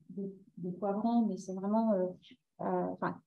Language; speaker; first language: French; native; French